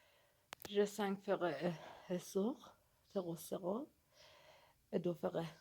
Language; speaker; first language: French; non-native, learner; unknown